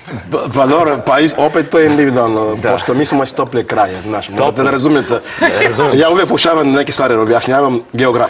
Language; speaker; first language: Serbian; non-native, learner; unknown